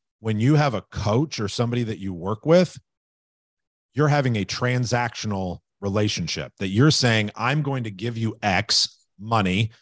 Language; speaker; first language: English; native; English